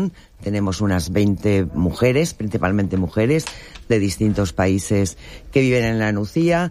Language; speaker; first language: Spanish; native; Spanish